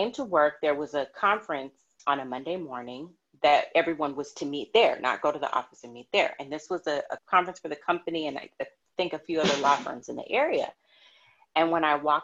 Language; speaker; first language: English; native; English